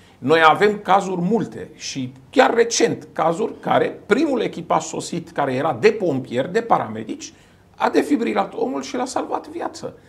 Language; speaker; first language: Romanian; non-native, fluent; Arabic